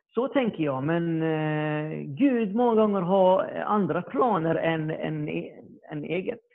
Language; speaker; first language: Swedish; early bilingual, other home language; Arabic